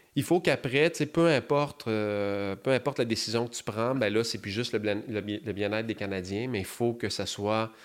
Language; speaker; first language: French; native; French